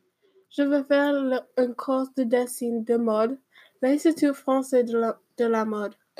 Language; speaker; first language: French; non-native, learner; English